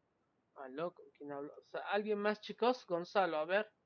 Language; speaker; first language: Spanish; native; Spanish